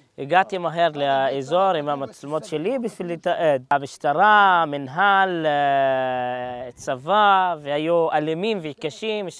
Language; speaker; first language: Hebrew; non-native, local second language; Arabic